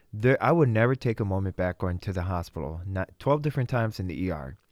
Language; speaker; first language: English; early bilingual, other home language; Russian